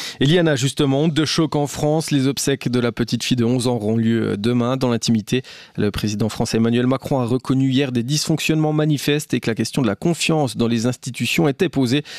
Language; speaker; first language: French; native; French